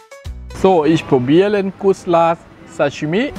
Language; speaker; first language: German; non-native, fluent; Thai